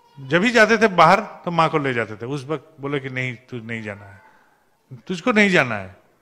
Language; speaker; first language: Hindi; non-native, local second language; Bangla